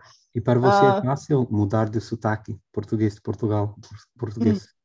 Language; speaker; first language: Portuguese; non-native, fluent; English